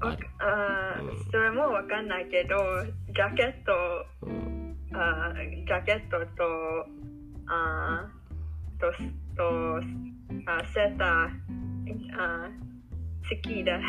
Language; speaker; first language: Japanese; non-native, learner; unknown